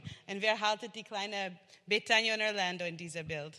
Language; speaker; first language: German; non-native, learner; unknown